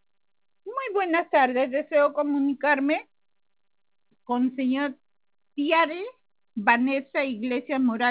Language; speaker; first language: Spanish; native; Spanish